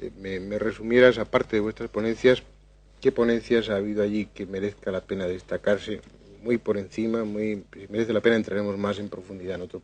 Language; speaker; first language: Spanish; native; Spanish